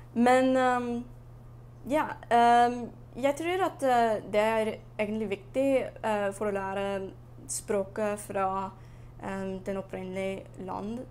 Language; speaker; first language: Norwegian; non-native, learner; English